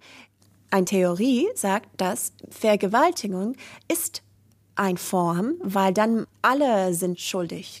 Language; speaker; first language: German; non-native, learner; English